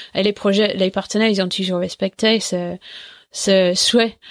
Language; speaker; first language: French; non-native, fluent; English